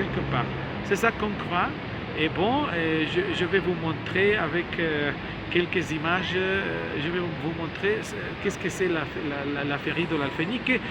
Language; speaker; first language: French; non-native, learner; Spanish